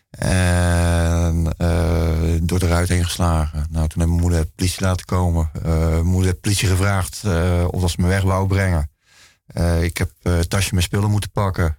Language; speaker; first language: Dutch; native; Dutch